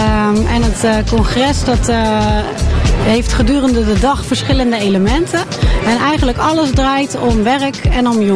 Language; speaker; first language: Dutch; native; Dutch